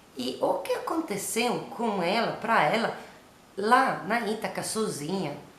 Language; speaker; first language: Portuguese; non-native, learner; Italian